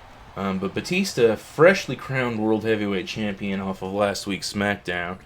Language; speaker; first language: English; native; English